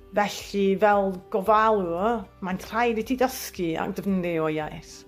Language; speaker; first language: Welsh; non-native, learner; English